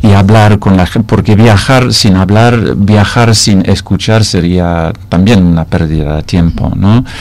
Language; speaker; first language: Spanish; non-native, fluent; English